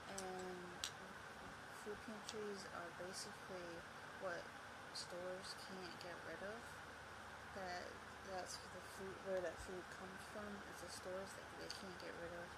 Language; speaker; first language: English; native; English